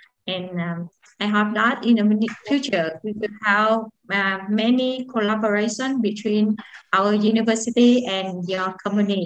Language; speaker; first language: English; non-native, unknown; Vietnamese